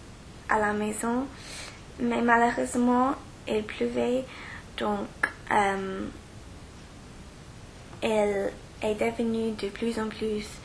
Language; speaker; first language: French; non-native, learner; English